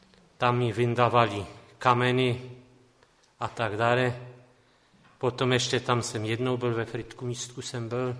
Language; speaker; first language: Czech; non-native, local second language; Polish